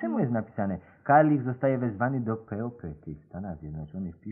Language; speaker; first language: Polish; native; Polish